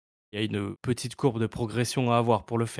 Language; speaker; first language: French; native; French